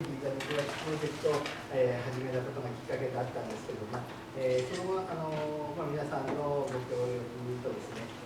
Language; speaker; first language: Japanese; native; Japanese